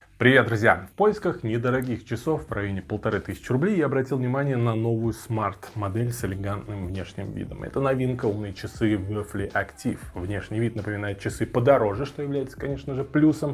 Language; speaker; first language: Russian; native; Russian